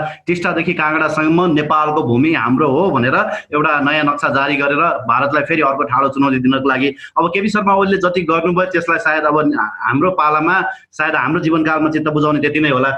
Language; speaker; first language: Nepali; native; Nepali